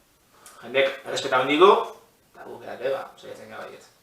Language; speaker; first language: Basque; native; Basque